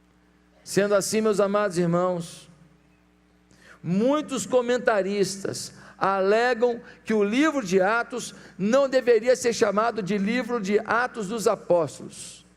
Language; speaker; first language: Portuguese; native; Portuguese